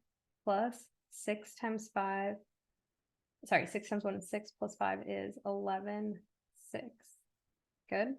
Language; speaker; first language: English; native; English